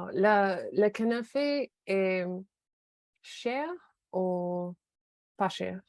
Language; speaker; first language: French; non-native, learner; English